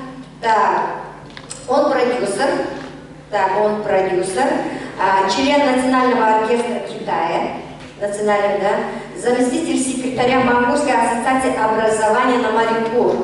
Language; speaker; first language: Russian; non-native, fluent; Mongolian